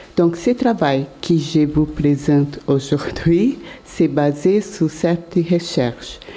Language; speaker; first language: French; non-native, learner; Portuguese